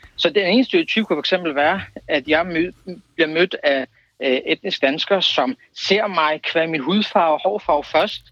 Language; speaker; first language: Danish; early bilingual, other home language; Kurdish